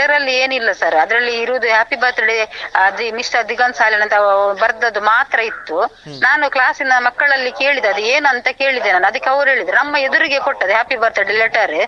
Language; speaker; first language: Kannada; native; Kannada